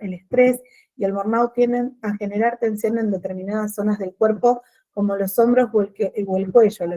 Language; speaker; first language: Spanish; native; Spanish